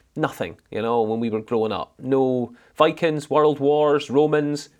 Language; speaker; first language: English; native; English